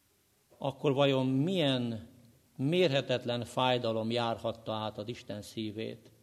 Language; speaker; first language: Hungarian; native; Hungarian